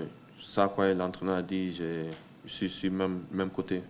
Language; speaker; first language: French; early bilingual, heritage; French